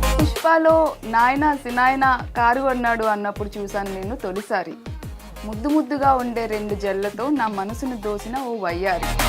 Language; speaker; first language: Telugu; native; Telugu